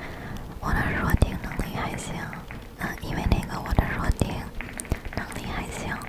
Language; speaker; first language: Chinese; early bilingual, heritage; English